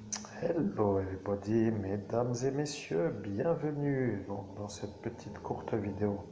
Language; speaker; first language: French; native; French